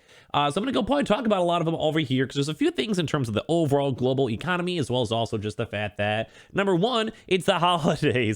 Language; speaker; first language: English; native; English